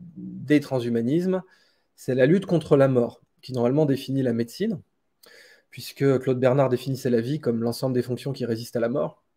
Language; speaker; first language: French; native; French